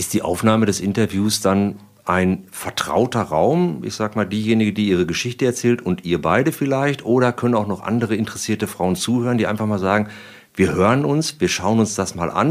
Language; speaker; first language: German; native; German